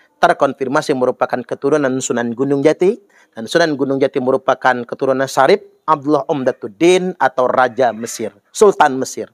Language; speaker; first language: Indonesian; native; Indonesian